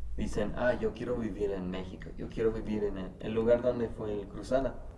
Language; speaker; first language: Spanish; non-native, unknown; English